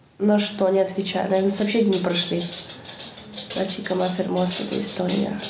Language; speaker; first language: Russian; native; Russian